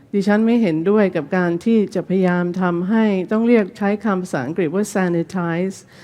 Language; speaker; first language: Thai; non-native, fluent; English